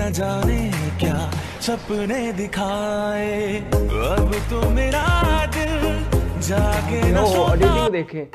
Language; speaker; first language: Hindi; native; Hindi